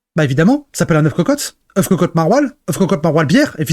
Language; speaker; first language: French; native; French